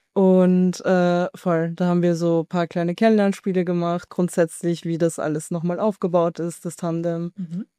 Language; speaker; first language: German; native; German